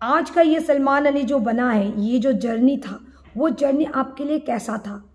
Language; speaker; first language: Hindi; non-native, local second language; Assamese